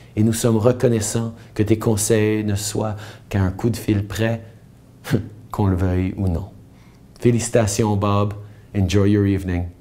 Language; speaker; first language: French; early bilingual, heritage; French